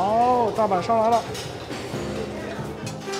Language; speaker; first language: Chinese; native; Chinese